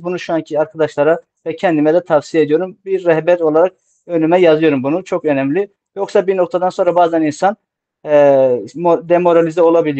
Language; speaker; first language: Turkish; native; Turkish